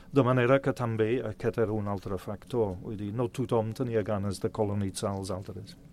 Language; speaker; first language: Catalan; non-native, fluent; English